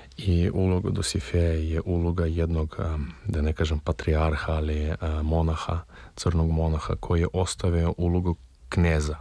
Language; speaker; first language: Serbian; non-native, fluent; Russian